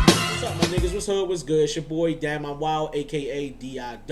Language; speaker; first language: English; native; English